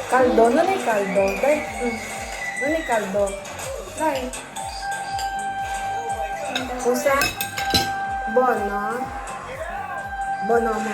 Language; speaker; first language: Italian; non-native, learner; Filipino